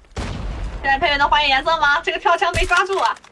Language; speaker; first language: Chinese; native; Chinese